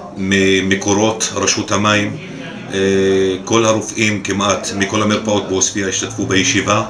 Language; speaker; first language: Hebrew; non-native, local second language; Arabic